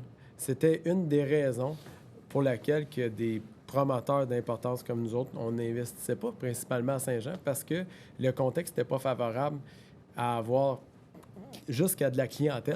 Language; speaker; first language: French; native; French